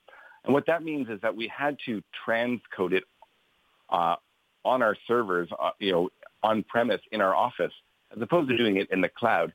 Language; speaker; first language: English; native; English